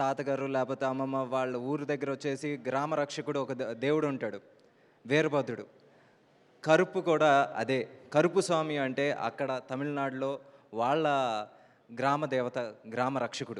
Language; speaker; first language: Telugu; native; Telugu